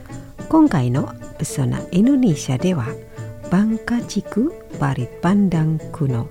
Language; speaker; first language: Japanese; non-native, fluent; Indonesian